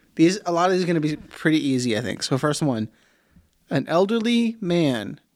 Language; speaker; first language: English; early bilingual, other home language; Plautdietsch